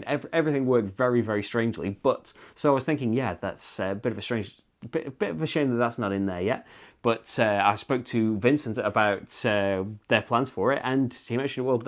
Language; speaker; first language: English; native; English